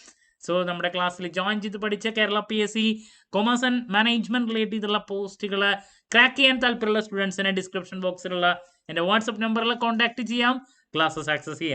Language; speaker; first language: Malayalam; native; Malayalam